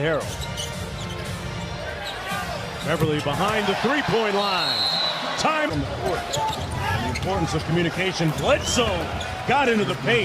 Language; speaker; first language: English; native; English